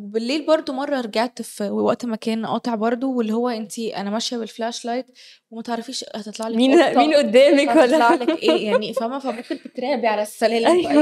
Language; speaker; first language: Arabic; native; Arabic